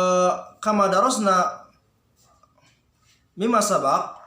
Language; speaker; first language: Arabic; non-native, learner; Indonesian